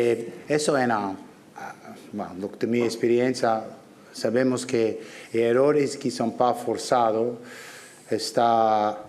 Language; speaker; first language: Spanish; non-native, learner; English